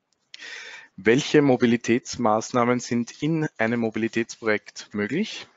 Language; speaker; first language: German; native; German